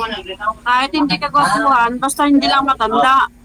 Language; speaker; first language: Filipino; non-native, local second language; Hiligaynon